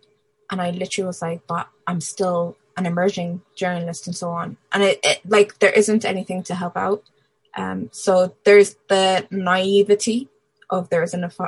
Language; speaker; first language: English; native; English